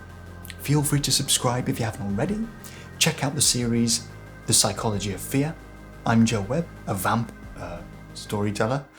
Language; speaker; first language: English; native; English